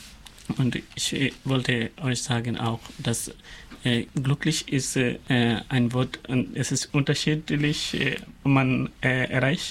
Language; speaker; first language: German; non-native, learner; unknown